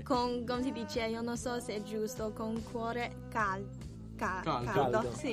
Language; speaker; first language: Italian; non-native, learner; Chinese